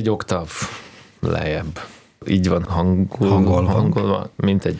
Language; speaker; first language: Hungarian; non-native, fluent; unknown